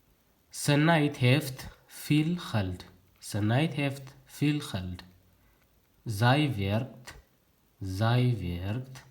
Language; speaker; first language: Dutch; non-native, learner; Tigrinya